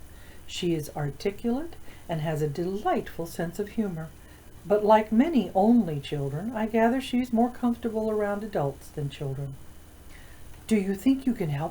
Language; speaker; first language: English; native; English